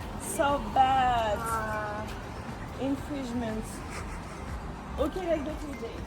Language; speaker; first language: English; non-native, learner; French